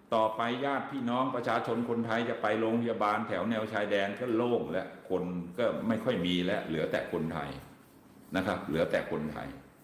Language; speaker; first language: Thai; native; Thai